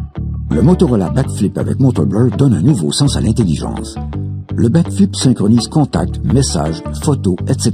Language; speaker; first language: French; native; French